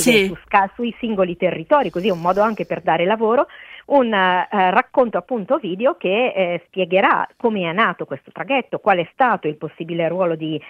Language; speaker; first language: Italian; native; Italian